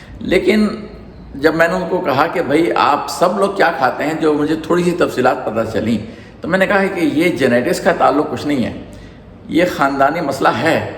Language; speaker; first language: Urdu; native; Urdu